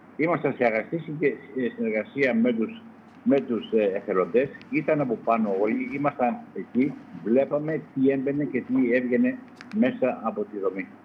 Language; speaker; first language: Greek; native; Greek